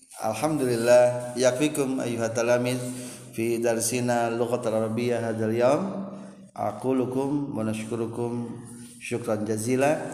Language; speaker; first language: Arabic; non-native, fluent; Indonesian